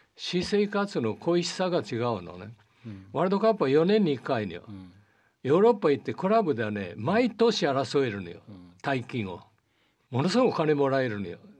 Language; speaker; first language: Japanese; early bilingual, heritage; Portuguese